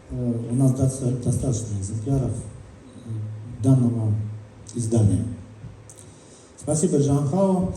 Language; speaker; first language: Russian; native; Russian